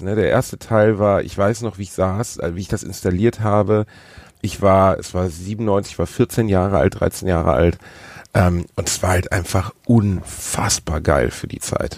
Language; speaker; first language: German; native; German